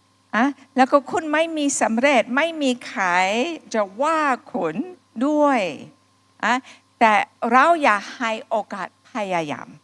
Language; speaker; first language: Thai; non-native, fluent; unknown